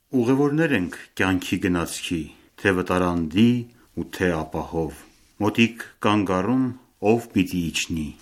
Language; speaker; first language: Armenian; early bilingual, heritage; Armenian